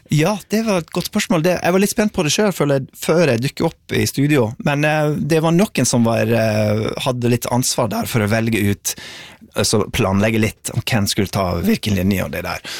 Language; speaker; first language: Norwegian; non-native, fluent; English